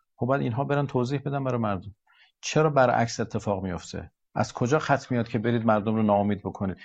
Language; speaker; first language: Persian; native; Persian